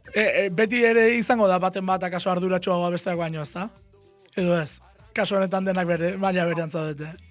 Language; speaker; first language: Basque; native; Basque